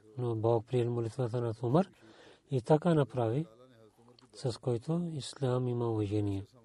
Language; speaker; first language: Bulgarian; non-native, learner; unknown